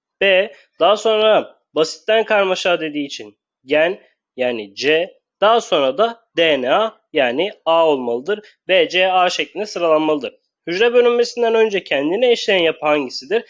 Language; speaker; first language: Turkish; native; Turkish